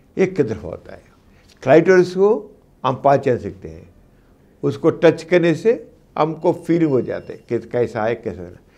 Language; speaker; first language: Hindi; non-native, local second language; Telugu